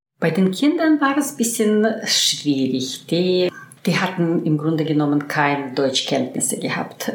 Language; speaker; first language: German; early bilingual, heritage; German